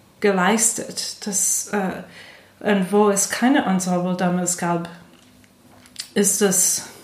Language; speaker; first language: German; non-native, fluent; English